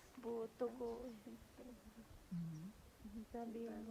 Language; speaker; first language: Spanish; non-native, local second language; Quechua